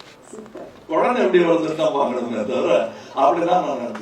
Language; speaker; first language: Tamil; native; Tamil